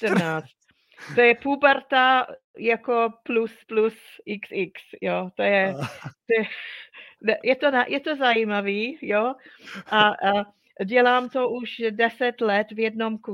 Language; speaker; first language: Czech; non-native, fluent; English